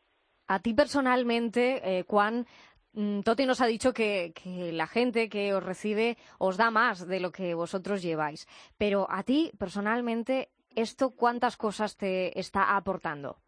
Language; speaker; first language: Spanish; native; Spanish